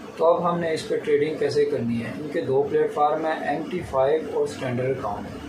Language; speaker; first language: Urdu; non-native, local second language; Punjabi